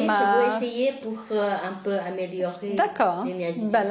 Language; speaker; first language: French; non-native, learner; Chinese